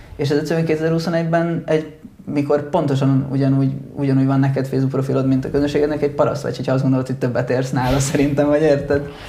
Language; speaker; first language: Hungarian; early bilingual, other home language; Italian